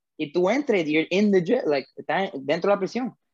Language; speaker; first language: Spanish; native; Spanish